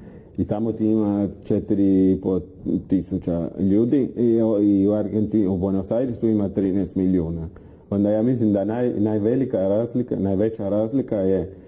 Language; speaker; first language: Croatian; non-native, fluent; Spanish